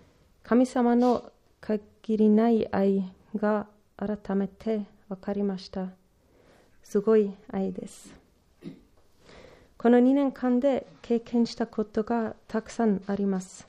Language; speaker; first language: Japanese; non-native, learner; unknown